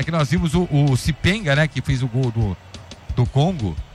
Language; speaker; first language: Portuguese; native; Portuguese